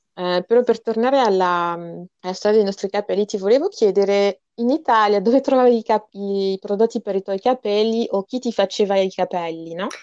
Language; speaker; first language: Italian; early bilingual, other home language; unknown